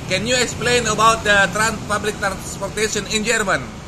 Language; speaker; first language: English; non-native, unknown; Indonesian